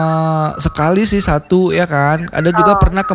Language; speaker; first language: Indonesian; native; Indonesian